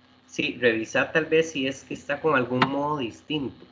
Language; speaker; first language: Spanish; native; Spanish